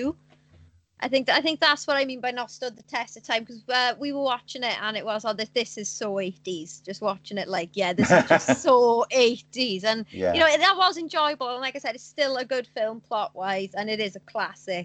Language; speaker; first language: English; native; English